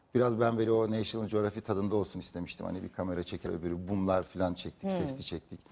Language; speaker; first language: Turkish; native; Turkish